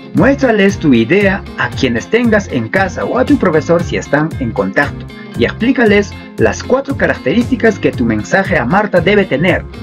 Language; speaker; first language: Spanish; native; Spanish